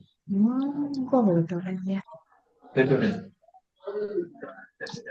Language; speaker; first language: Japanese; non-native, fluent; Burmese